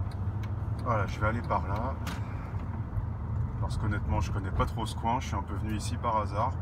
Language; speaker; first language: French; native; French